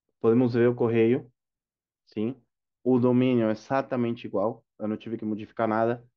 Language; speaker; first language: Portuguese; non-native, fluent; Spanish